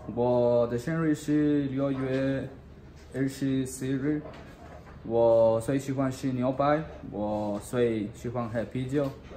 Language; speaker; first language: Chinese; non-native, learner; Spanish